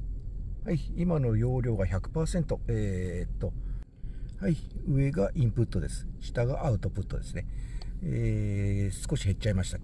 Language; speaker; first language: Japanese; native; Japanese